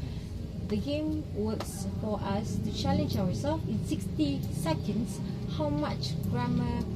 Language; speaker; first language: English; non-native, local second language; Malay